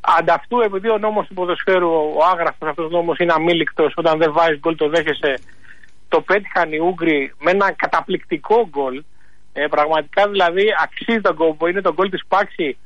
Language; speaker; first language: Greek; native; Greek